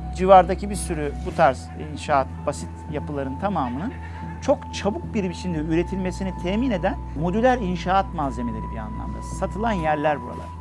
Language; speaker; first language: Turkish; native; Turkish